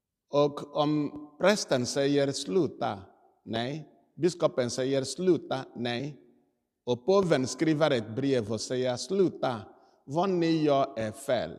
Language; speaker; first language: Swedish; non-native, fluent; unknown